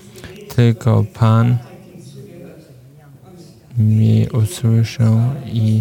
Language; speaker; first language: Polish; non-native, fluent; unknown